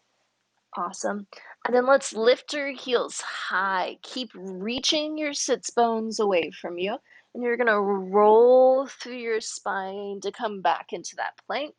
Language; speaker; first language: English; native; English